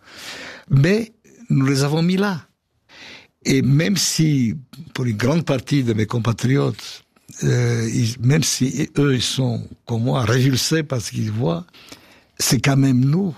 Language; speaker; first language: French; non-native, fluent; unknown